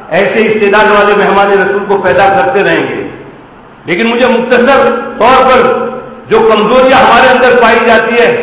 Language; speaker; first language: Urdu; non-native, local second language; Gujarati